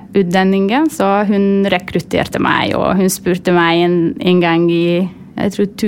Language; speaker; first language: Norwegian; non-native, fluent; Hungarian